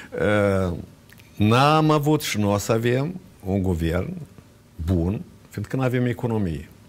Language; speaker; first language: Romanian; native; Romanian